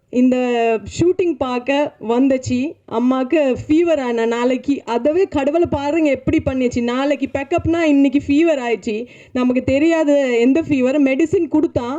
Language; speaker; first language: Tamil; non-native, learner; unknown